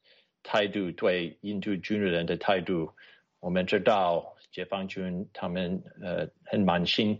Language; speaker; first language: Chinese; non-native, fluent; English